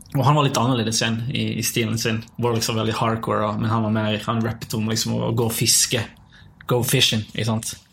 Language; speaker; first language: Norwegian; early bilingual, other home language; Bosnian